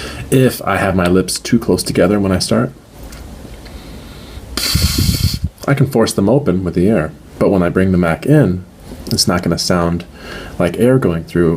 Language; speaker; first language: English; native; English